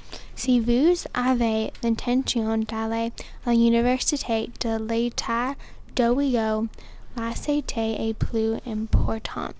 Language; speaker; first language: French; non-native, learner; English